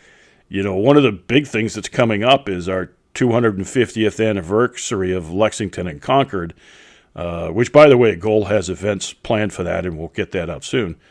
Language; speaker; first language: English; native; English